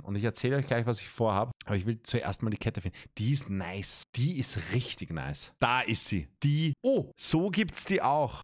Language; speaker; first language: German; native; German